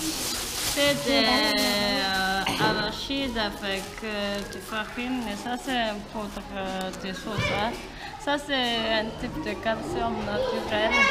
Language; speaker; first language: French; non-native, local second language; Malagasy